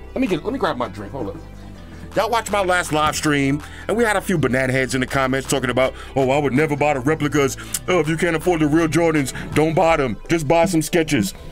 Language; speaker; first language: English; native; English